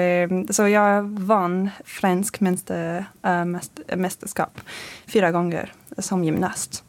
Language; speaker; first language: Swedish; non-native, learner; French